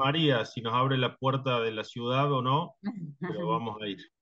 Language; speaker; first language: Spanish; native; Spanish